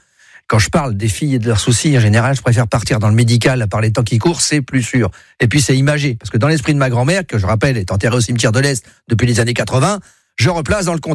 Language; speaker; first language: French; native; French